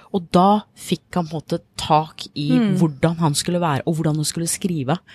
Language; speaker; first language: Norwegian; non-native, fluent; English